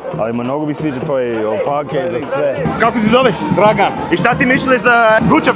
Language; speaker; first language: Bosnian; non-native, learner; English